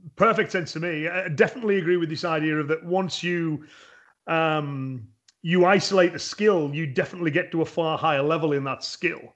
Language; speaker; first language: English; native; English